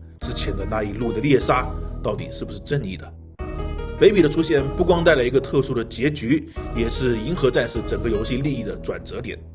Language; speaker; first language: Chinese; native; Chinese